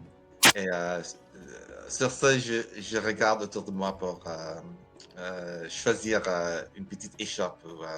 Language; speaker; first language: French; non-native, learner; English